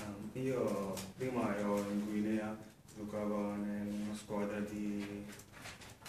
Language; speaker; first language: Italian; non-native, fluent; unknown